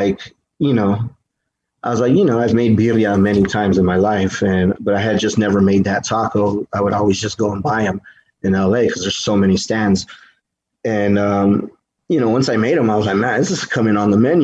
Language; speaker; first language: English; native; English